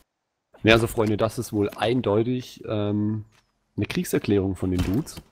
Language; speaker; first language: German; native; German